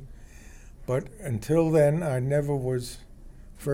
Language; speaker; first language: English; native; English